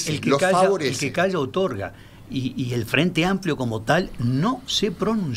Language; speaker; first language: Spanish; native; Spanish